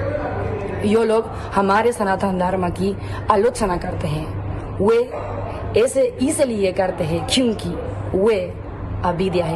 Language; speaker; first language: Hindi; non-native, learner; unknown